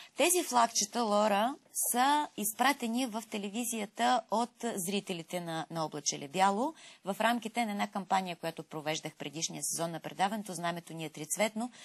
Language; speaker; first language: Bulgarian; native; Bulgarian